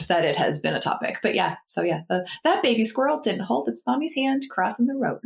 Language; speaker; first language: English; native; English